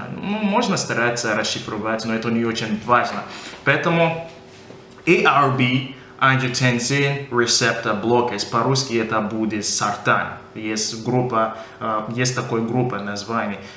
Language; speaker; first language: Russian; non-native, fluent; English